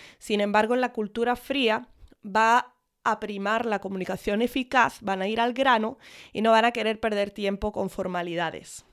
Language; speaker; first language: Spanish; early bilingual, other home language; English